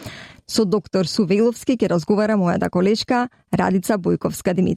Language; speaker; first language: Macedonian; native; Macedonian